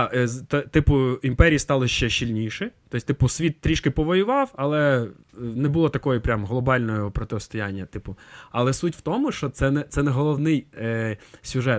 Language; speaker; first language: Ukrainian; native; Ukrainian